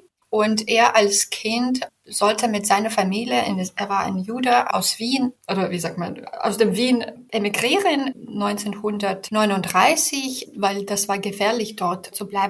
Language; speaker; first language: German; non-native, fluent; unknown